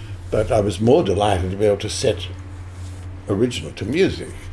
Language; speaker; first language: English; native; English